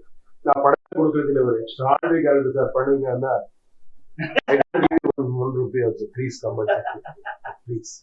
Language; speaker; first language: Tamil; non-native, learner; Kannada